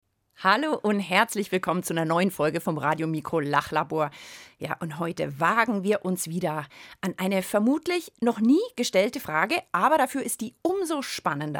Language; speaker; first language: German; native; German